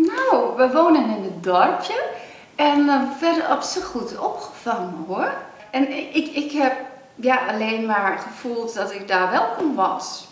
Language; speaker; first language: Dutch; early bilingual, other home language; Cantonese